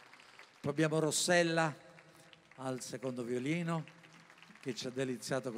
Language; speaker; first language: Italian; native; Italian